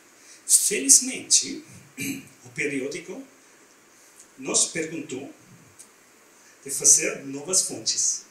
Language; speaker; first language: Portuguese; non-native, learner; German